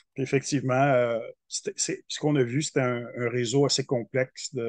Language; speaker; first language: French; native; French